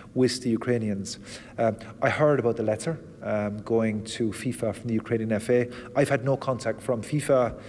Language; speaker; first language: English; native; English